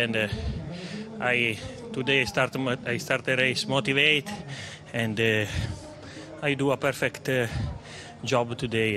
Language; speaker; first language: English; non-native, learner; Italian